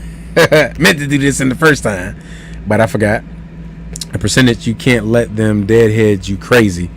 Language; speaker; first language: English; native; English